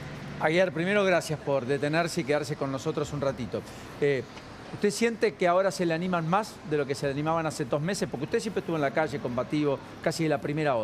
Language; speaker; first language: Spanish; native; Spanish